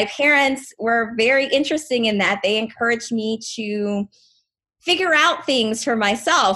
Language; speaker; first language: English; native; English